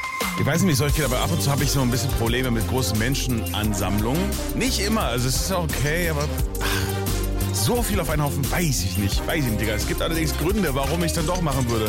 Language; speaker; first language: German; native; German